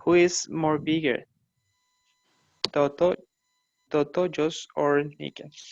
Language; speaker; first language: English; non-native, learner; Spanish